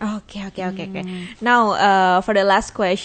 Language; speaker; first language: English; non-native, fluent; Indonesian